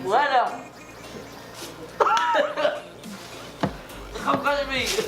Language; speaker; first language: Arabic; native; Arabic